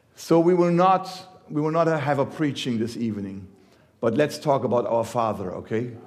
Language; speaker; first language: English; non-native, fluent; German